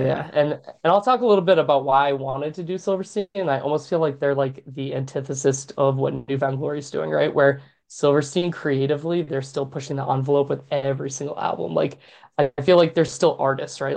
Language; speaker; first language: English; native; English